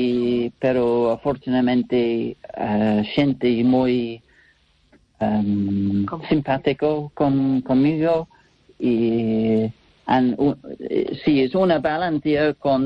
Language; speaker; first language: Spanish; non-native, learner; English